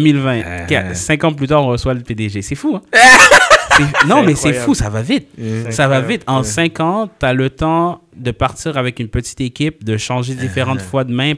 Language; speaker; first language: French; native; French